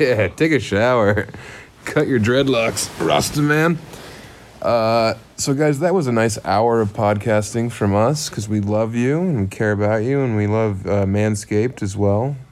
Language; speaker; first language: English; native; English